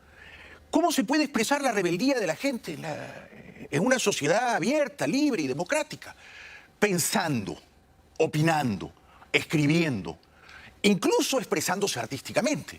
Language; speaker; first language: Spanish; native; Spanish